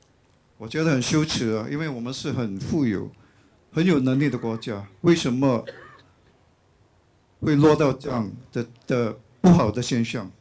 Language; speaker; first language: Chinese; non-native, local second language; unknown